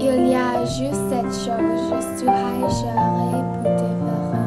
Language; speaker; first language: French; non-native, learner; English